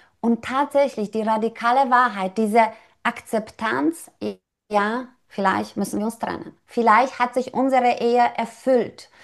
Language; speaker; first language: German; non-native, fluent; Polish